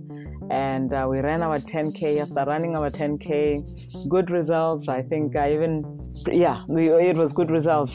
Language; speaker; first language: English; non-native, local second language; Tswana